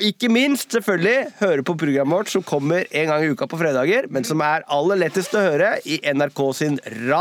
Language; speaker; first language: Norwegian; native; Norwegian